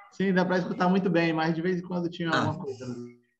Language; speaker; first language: Portuguese; native; Portuguese